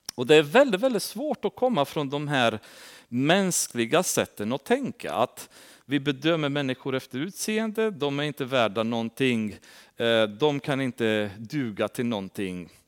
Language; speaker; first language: Swedish; non-native, fluent; Romanian